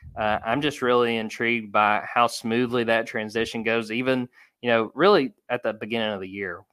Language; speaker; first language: English; native; English